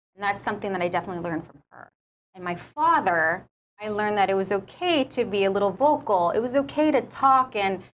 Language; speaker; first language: English; native; English